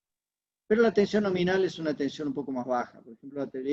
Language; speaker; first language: Spanish; native; Spanish